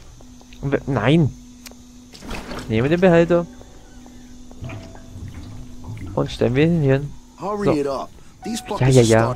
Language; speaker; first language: German; native; German